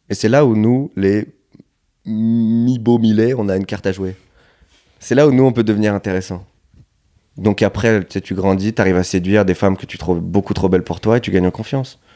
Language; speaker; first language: French; native; French